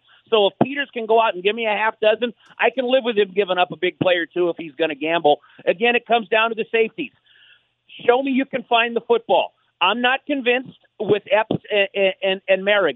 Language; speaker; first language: English; native; English